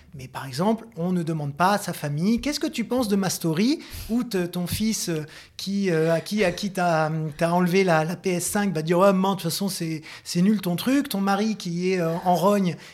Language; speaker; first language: French; native; French